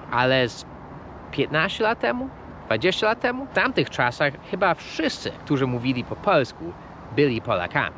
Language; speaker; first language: Polish; non-native, fluent; English